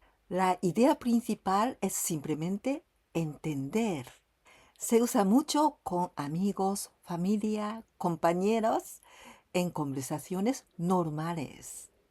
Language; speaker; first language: Spanish; non-native, fluent; Japanese